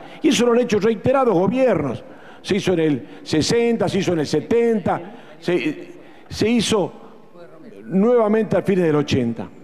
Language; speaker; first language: Spanish; native; Spanish